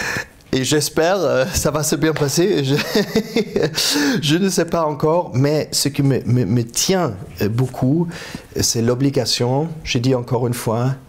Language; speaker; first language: French; non-native, fluent; German